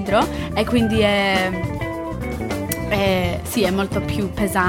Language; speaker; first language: Italian; non-native, learner; English